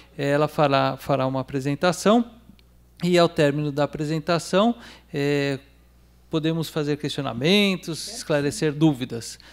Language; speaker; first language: Portuguese; native; Portuguese